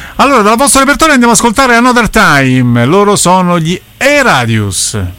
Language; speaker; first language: Italian; native; Italian